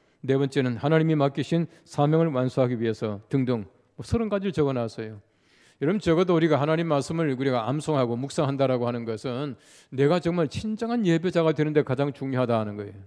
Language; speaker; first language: Korean; native; Korean